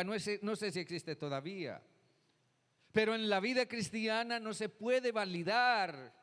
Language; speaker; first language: Spanish; native; Spanish